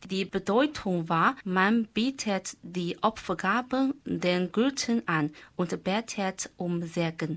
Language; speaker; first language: German; non-native, learner; Chinese